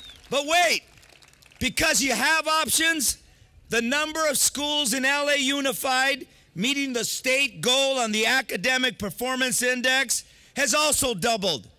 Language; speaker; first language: English; early bilingual, other home language; Spanish